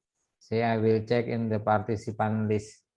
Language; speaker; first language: English; non-native, fluent; Indonesian